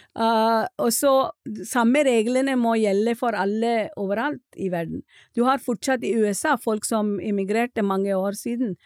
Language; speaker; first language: Norwegian; non-native, fluent; Marathi